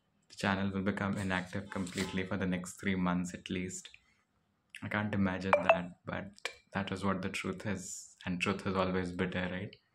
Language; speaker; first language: English; non-native, local second language; Marathi